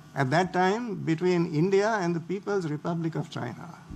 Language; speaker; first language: English; non-native, local second language; Sinhala